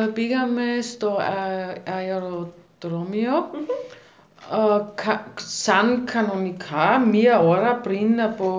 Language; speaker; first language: Greek; non-native, learner; German